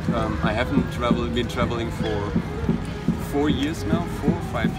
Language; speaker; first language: English; non-native, fluent; German